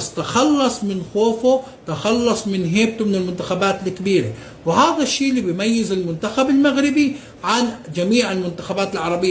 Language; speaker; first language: Arabic; native; Arabic